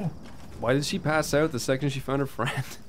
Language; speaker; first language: English; native; English